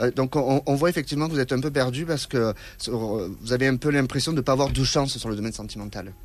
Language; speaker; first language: French; native; French